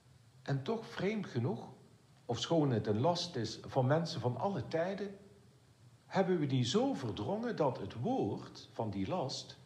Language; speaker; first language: Dutch; native; Dutch